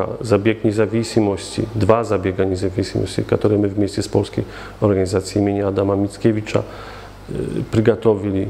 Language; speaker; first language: Russian; non-native, fluent; Polish